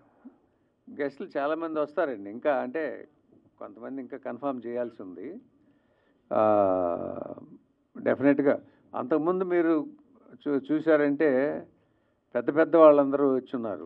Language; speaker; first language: Telugu; native; Telugu